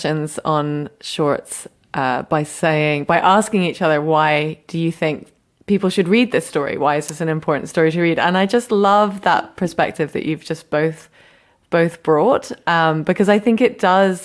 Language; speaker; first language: English; native; English